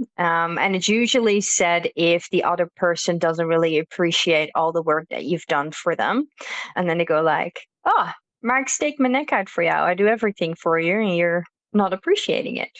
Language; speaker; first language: English; non-native, fluent; Dutch